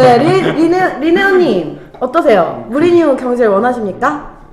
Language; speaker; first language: Korean; native; Korean